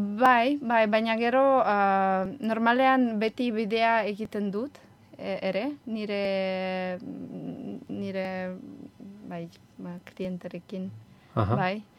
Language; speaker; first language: Basque; non-native, learner; Ukrainian